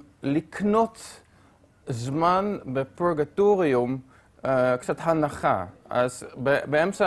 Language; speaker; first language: Hebrew; non-native, fluent; Dutch